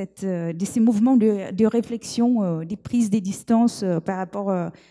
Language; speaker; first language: French; non-native, fluent; Portuguese